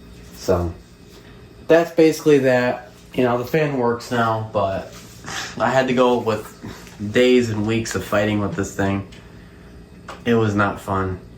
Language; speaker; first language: English; native; English